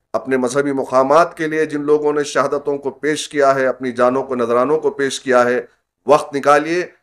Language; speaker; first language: Urdu; native; Urdu